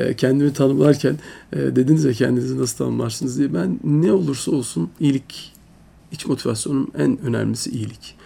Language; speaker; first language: Turkish; early bilingual, heritage; Turkish